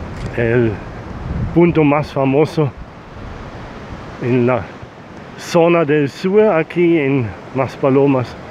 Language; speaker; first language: Spanish; non-native, learner; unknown